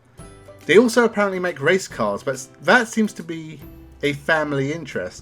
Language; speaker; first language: English; native; English